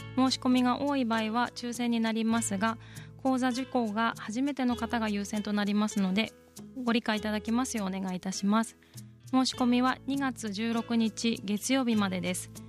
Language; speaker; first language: Japanese; native; Japanese